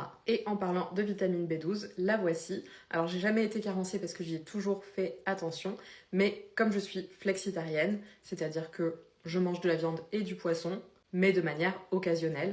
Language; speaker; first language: French; native; French